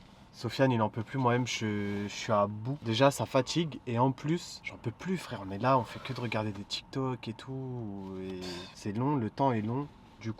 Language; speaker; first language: French; native; French